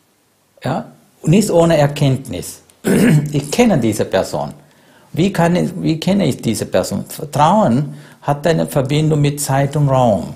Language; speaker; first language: German; non-native, fluent; Sinhala